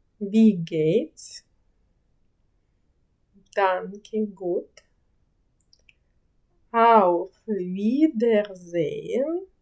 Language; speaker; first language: German; non-native, fluent; Ukrainian